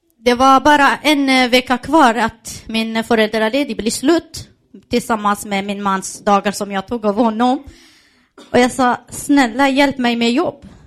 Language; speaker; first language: Swedish; non-native, learner; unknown